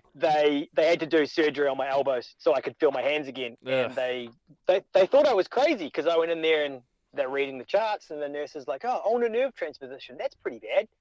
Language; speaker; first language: English; native; English